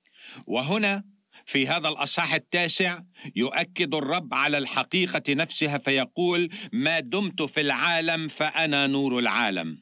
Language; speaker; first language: Arabic; native; Arabic